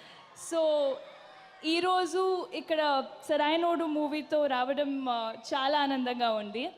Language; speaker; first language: Telugu; non-native, fluent; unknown